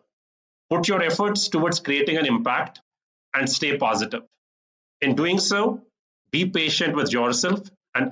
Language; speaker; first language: English; non-native, local second language; Punjabi